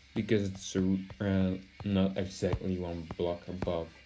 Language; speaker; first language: English; non-native, fluent; Dutch